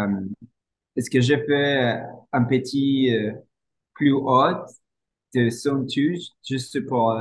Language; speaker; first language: French; non-native, fluent; English